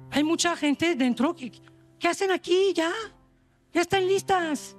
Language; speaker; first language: Spanish; non-native, fluent; French